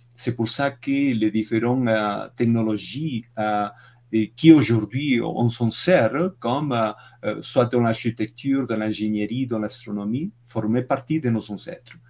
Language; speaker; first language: French; non-native, fluent; Spanish